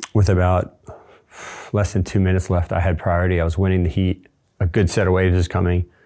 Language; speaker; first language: English; native; English